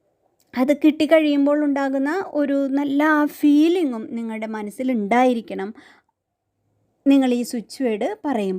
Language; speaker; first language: Malayalam; native; Malayalam